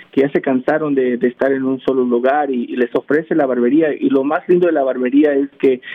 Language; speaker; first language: Spanish; early bilingual, heritage; Spanish